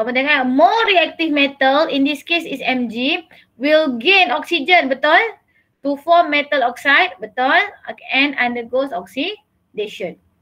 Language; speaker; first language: English; non-native, local second language; Malay